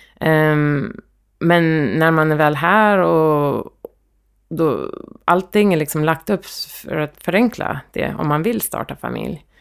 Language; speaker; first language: Swedish; early bilingual, heritage; Swedish